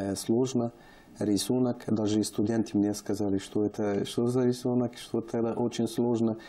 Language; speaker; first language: Russian; non-native, learner; Arabic